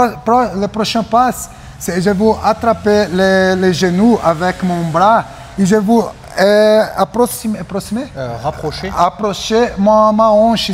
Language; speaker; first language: French; non-native, learner; Portuguese